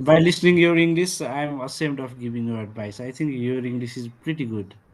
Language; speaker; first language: English; non-native, fluent; Nepali